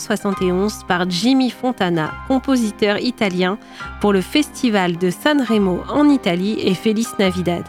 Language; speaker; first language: French; native; French